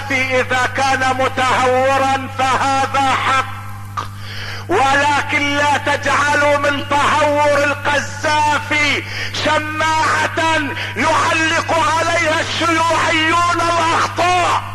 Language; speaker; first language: Arabic; native; Arabic